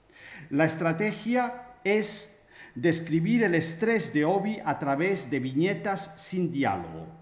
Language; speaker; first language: Spanish; native; Spanish